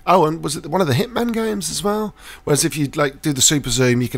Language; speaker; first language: English; native; English